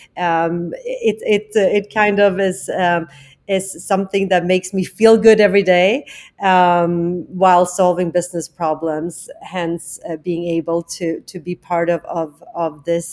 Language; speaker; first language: English; non-native, fluent; Swedish